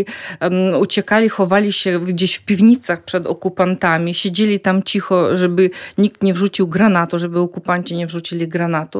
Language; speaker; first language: Polish; non-native, fluent; Ukrainian